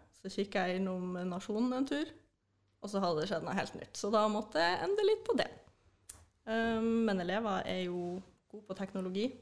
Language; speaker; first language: Norwegian; native; Norwegian